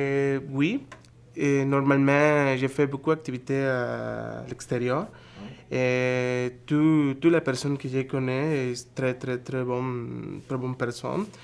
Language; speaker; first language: French; non-native, learner; Spanish